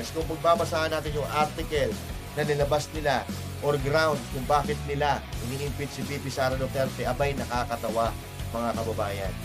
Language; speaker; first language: Filipino; non-native, local second language; Iloko